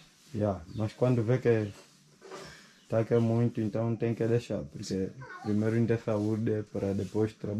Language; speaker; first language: Portuguese; non-native, fluent; Vietnamese